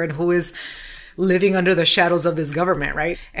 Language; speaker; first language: English; early bilingual, other home language; Spanish